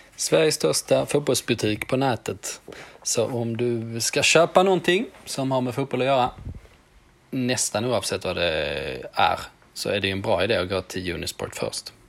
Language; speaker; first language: Swedish; native; Swedish